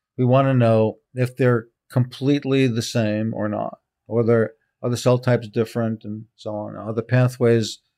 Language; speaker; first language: English; early bilingual, heritage; Hebrew